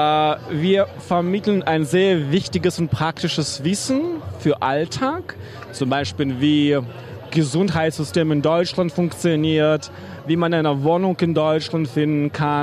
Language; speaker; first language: German; non-native, fluent; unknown